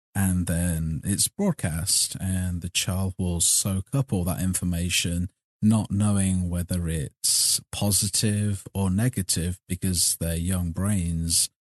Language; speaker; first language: English; native; English